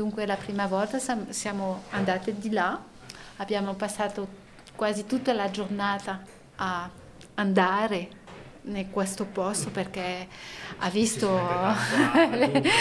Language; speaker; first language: Italian; non-native, learner; French